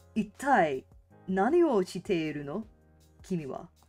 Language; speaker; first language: Japanese; non-native, learner; English